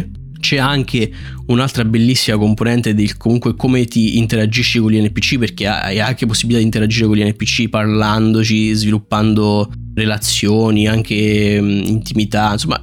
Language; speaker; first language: Italian; native; Italian